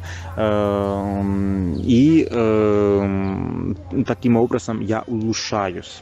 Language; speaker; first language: Russian; non-native, fluent; Italian